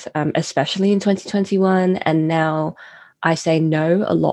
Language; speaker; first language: English; native; English